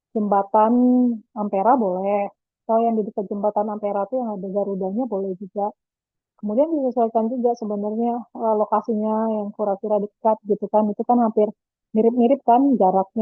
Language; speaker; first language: Indonesian; native; Indonesian